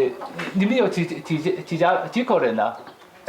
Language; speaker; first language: Chinese; non-native, learner; Korean